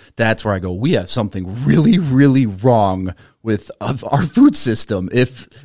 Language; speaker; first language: English; native; English